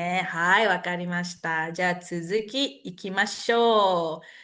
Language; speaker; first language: Japanese; non-native, fluent; Indonesian